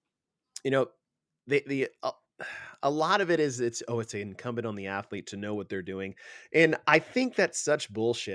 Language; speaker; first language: English; native; English